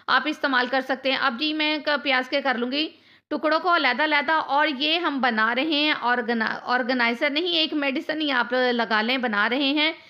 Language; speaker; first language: Hindi; native; Hindi